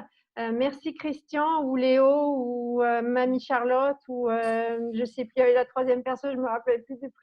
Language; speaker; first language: French; native; French